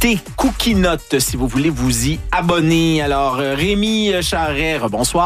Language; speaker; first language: French; native; French